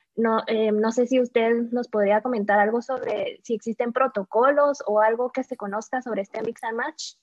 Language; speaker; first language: Spanish; native; Spanish